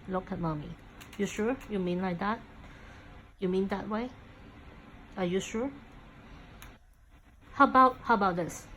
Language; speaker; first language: English; non-native, local second language; Cantonese